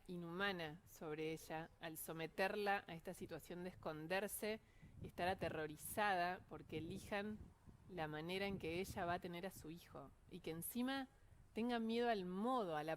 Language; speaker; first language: Spanish; native; Spanish